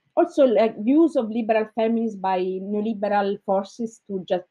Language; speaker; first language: English; non-native, fluent; Italian